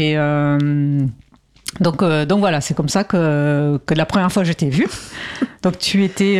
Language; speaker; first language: French; native; French